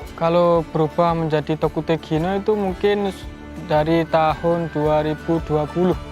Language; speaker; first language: Indonesian; native; Indonesian